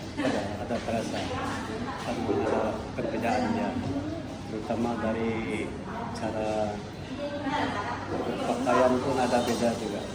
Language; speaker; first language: Indonesian; non-native, local second language; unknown